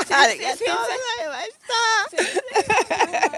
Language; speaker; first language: Japanese; non-native, learner; English